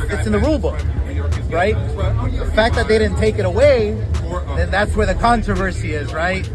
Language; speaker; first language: English; native; English